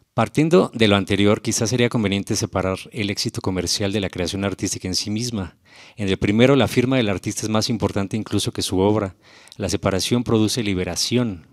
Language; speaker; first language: Spanish; native; Spanish